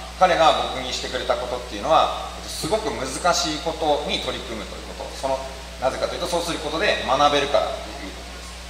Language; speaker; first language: Japanese; native; Japanese